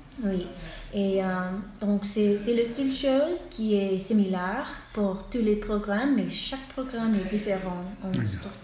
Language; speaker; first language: French; non-native, fluent; English